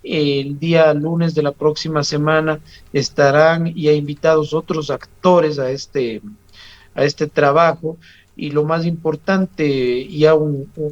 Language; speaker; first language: Spanish; native; Spanish